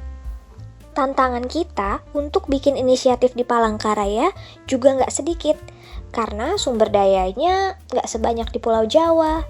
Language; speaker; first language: Indonesian; native; Indonesian